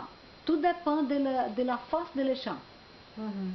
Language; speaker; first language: French; non-native, learner; Portuguese